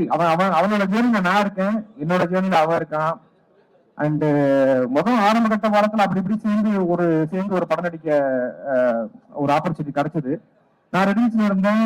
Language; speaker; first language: Tamil; native; Tamil